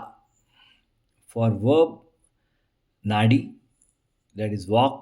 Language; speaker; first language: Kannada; non-native, learner; Marathi